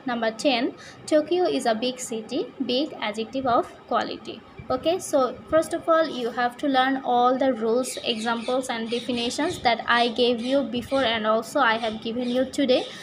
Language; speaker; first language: English; non-native, local second language; Bangla